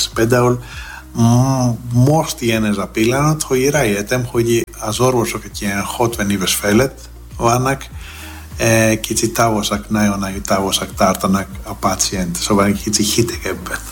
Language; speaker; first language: Hungarian; non-native, fluent; Greek